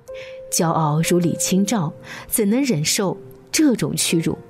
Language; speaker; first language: Chinese; native; Chinese